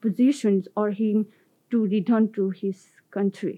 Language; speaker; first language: English; non-native, local second language; Tibetan